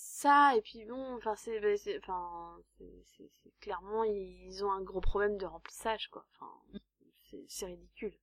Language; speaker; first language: French; native; French